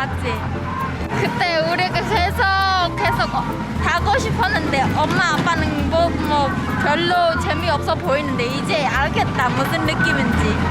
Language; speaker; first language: Korean; non-native, fluent; Khmer